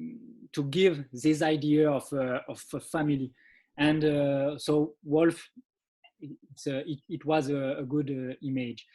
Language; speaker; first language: English; non-native, learner; French